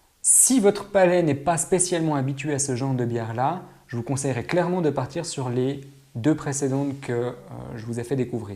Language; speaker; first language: French; native; French